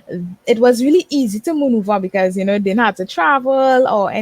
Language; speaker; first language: English; native; English